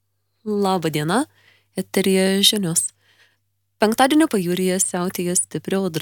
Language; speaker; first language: Lithuanian; native; Lithuanian